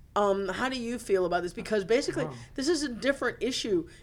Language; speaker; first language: English; native; English